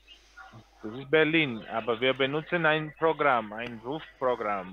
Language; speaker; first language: German; non-native, learner; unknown